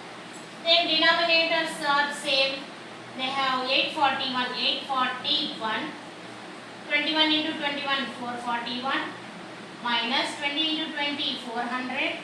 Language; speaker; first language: English; non-native, local second language; Telugu